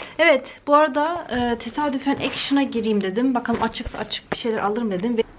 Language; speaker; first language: Turkish; early bilingual, heritage; Turkish